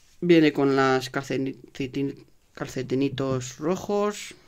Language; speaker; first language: Spanish; native; Spanish